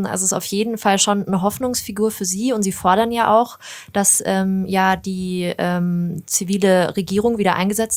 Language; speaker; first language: German; native; German